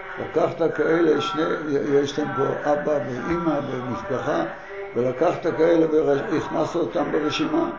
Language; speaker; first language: Hebrew; non-native, fluent; Yiddish